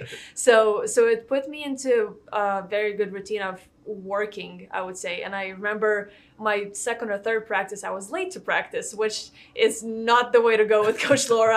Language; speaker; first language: English; non-native, fluent; Lithuanian